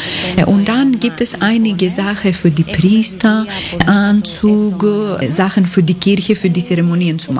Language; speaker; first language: German; non-native, learner; Greek